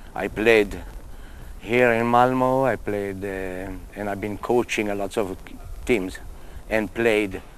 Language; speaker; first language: English; non-native, fluent; Hebrew